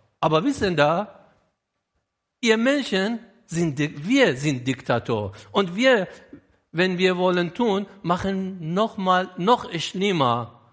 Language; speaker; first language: German; non-native, learner; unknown